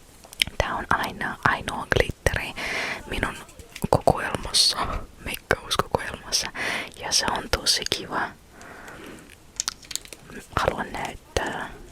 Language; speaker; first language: Finnish; non-native, fluent; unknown